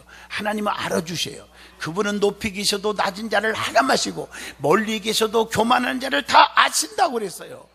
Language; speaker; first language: Korean; native; Korean